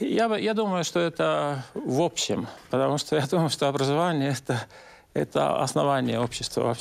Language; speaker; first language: Russian; non-native, local second language; Estonian